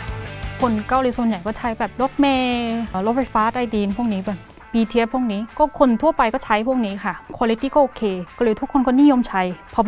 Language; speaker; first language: Thai; non-native, fluent; Korean